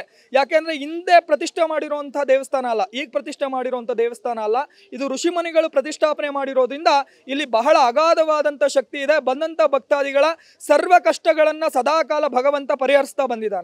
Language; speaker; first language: Kannada; native; Kannada